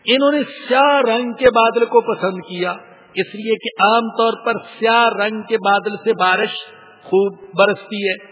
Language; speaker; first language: Urdu; non-native, local second language; Punjabi